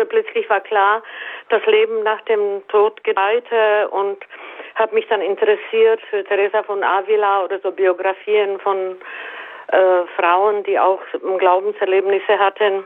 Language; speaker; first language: German; native; German